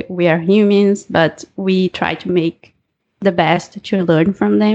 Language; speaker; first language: English; non-native, fluent; Portuguese